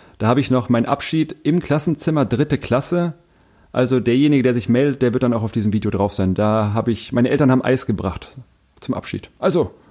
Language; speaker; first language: German; native; German